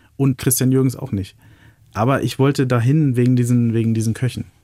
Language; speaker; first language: German; native; German